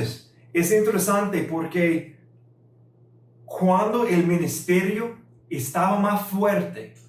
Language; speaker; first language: Spanish; non-native, fluent; English